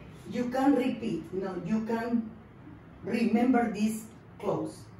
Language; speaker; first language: English; non-native, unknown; Spanish